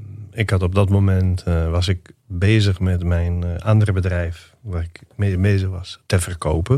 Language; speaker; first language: Dutch; non-native, fluent; Italian